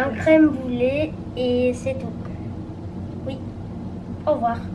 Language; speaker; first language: French; non-native, learner; English